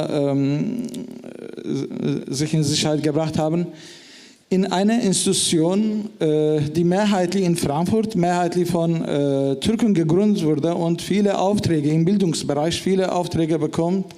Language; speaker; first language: German; non-native, fluent; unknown